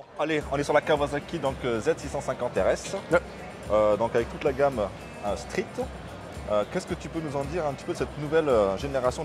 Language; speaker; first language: French; native; French